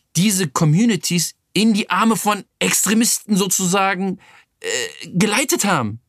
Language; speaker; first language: German; native; German